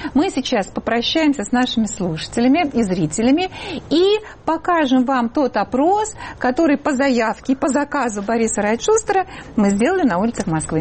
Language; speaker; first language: Russian; native; Russian